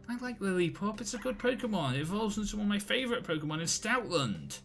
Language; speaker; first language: English; native; English